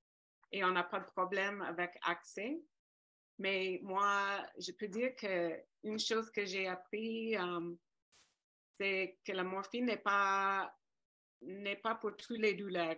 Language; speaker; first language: French; non-native, fluent; English